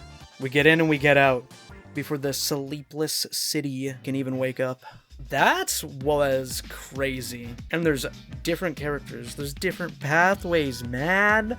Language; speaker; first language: English; native; English